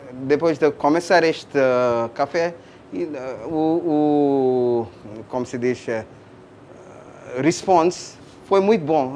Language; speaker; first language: Portuguese; non-native, fluent; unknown